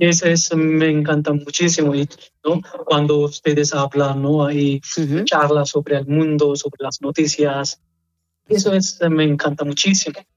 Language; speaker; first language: Spanish; non-native, learner; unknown